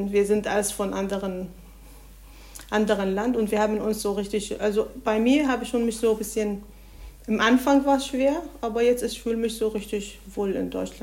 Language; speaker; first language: German; non-native, learner; Arabic